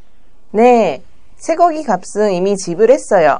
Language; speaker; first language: Korean; non-native, learner; Japanese